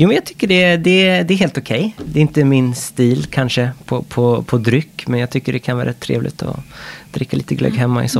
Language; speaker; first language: Swedish; non-native, fluent; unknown